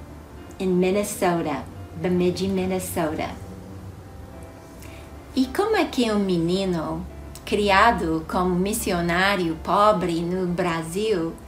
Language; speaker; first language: Portuguese; non-native, fluent; English